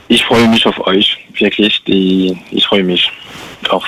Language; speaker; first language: German; non-native, fluent; French